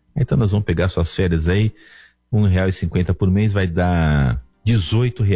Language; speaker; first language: Portuguese; native; Portuguese